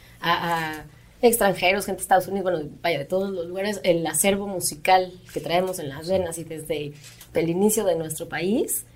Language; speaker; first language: Spanish; native; Spanish